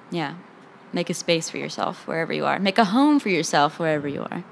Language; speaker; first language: English; native; English